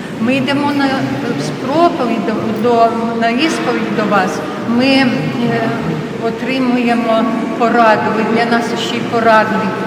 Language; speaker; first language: Ukrainian; non-native, local second language; Russian